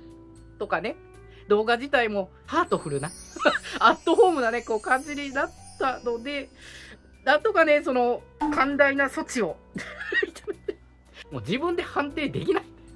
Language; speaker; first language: Japanese; native; Japanese